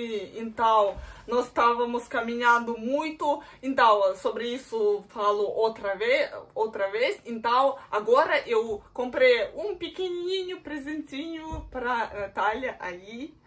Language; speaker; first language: Portuguese; non-native, learner; Russian